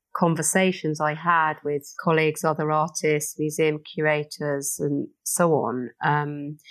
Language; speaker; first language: English; native; English